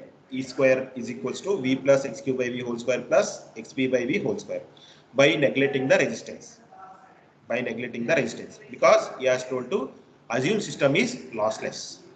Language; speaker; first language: English; non-native, local second language; Kannada